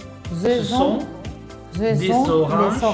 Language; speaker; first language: French; non-native, fluent; Spanish